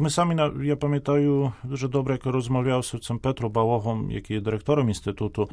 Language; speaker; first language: Ukrainian; non-native, fluent; Polish